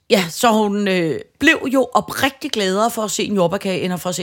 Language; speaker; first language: Danish; native; Danish